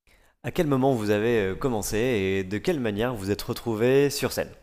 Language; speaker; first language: French; native; French